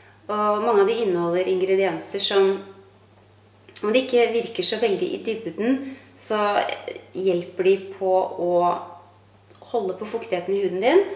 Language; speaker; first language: Norwegian; native; Norwegian